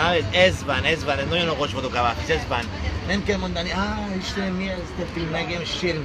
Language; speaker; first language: Hungarian; non-native, learner; Greek